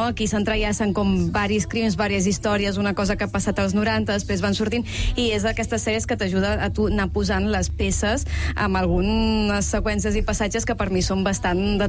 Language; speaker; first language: Catalan; native; Catalan